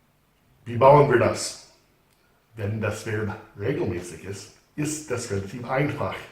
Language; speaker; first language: German; non-native, fluent; English